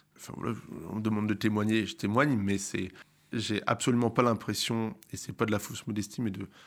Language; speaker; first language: French; native; French